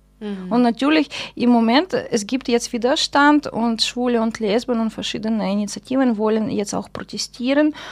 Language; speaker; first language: German; non-native, fluent; Russian